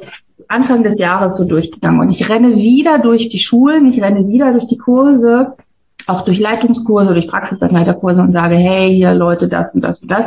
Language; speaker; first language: German; native; German